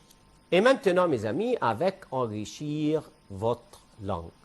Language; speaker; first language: French; non-native, fluent; Arabic